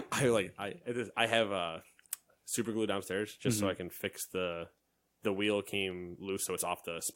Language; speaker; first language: English; native; English